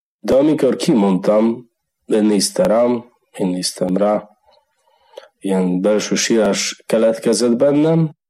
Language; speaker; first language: Hungarian; non-native, learner; Polish